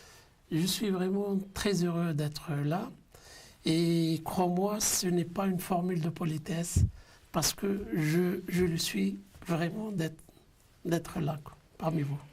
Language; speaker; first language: French; non-native, local second language; Arabic